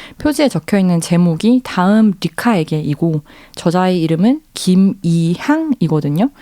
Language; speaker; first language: Korean; native; Korean